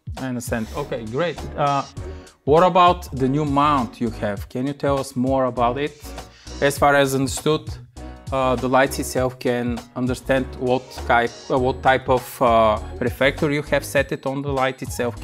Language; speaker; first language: English; non-native, fluent; Bulgarian